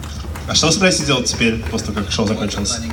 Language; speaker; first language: Russian; native; Russian